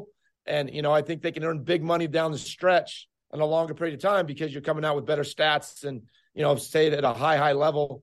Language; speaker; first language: English; native; English